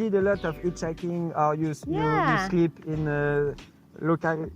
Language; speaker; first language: English; non-native, fluent; French